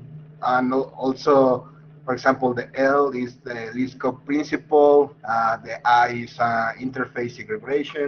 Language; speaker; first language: English; non-native, fluent; Spanish